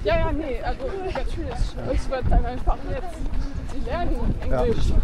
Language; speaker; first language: German; non-native, fluent; French